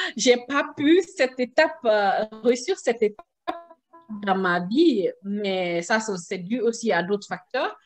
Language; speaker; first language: French; non-native, local second language; Susu